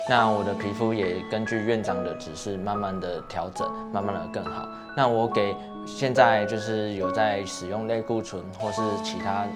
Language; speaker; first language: Chinese; native; Chinese